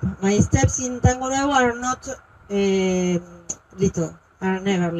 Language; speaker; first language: English; non-native, learner; French